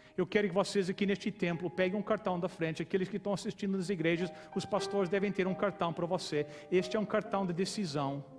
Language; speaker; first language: Portuguese; non-native, fluent; English